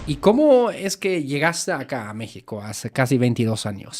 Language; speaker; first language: Spanish; non-native, fluent; German